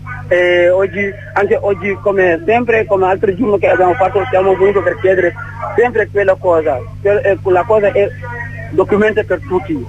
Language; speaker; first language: Italian; non-native, learner; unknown